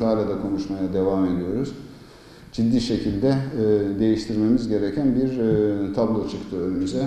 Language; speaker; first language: Turkish; native; Turkish